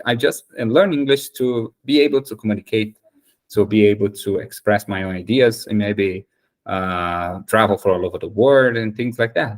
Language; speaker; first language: English; non-native, fluent; Portuguese